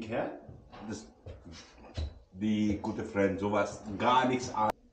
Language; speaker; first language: German; non-native, learner; Urdu